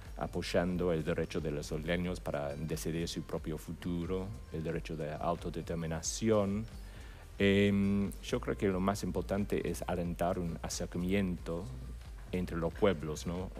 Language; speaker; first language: Spanish; non-native, fluent; English